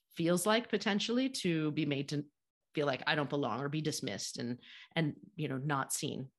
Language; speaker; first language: English; native; English